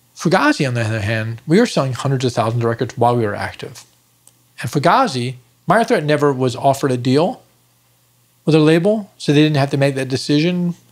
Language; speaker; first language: English; native; English